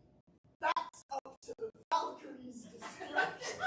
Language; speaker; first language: English; native; English